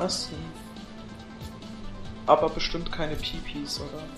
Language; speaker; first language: German; native; German